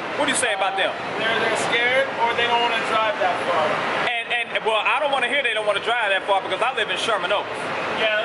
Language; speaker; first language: English; native; English